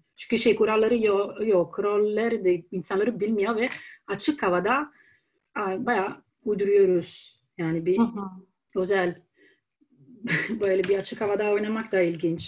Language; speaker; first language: Turkish; non-native, fluent; Italian